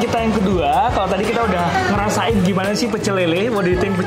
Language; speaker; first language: Indonesian; native; Indonesian